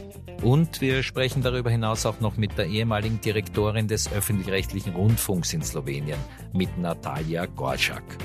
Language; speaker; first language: German; native; German